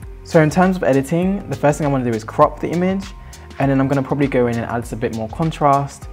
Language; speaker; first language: English; native; English